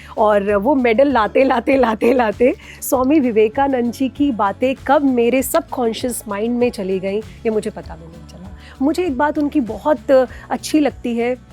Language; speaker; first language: Hindi; native; Hindi